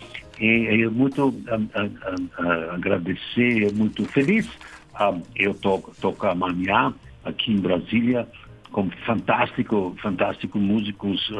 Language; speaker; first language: Portuguese; non-native, learner; German